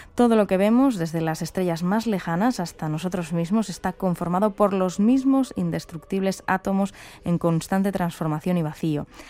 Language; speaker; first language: Spanish; native; Spanish